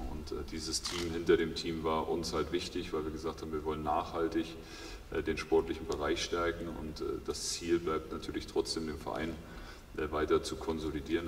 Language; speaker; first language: German; native; German